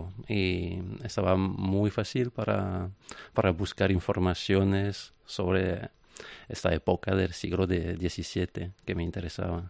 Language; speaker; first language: Spanish; non-native, fluent; French